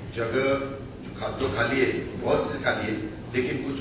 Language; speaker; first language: Hindi; non-native, local second language; Marathi